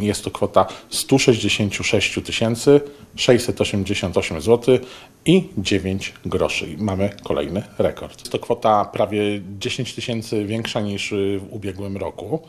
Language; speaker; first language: Polish; native; Polish